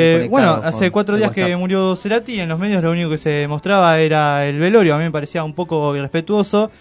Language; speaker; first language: Spanish; native; Spanish